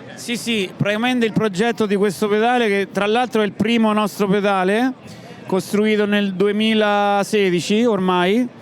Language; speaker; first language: Italian; native; Italian